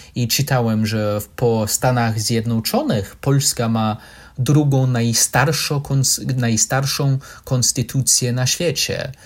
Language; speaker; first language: Polish; non-native, fluent; English